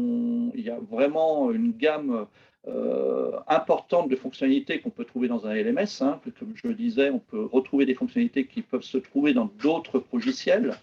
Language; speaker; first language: French; native; French